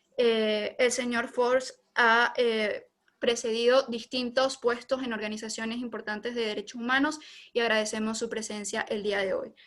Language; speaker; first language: Spanish; native; Spanish